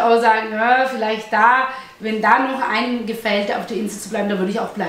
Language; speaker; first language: German; early bilingual, other home language; Italian